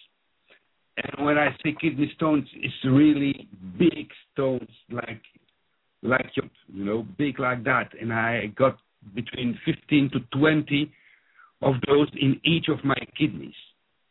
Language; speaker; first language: English; non-native, fluent; French